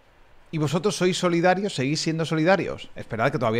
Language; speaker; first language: Spanish; native; Spanish